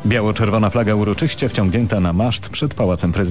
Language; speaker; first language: Polish; native; Polish